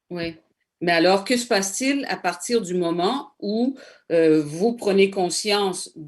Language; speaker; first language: French; native; French